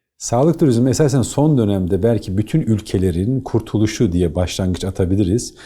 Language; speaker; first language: Turkish; native; Turkish